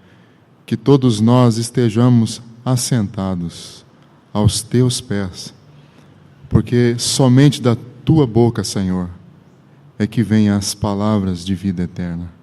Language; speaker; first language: Portuguese; native; Portuguese